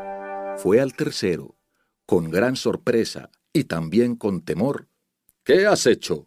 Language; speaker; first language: Spanish; native; Spanish